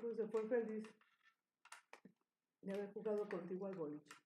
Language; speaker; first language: Spanish; native; Spanish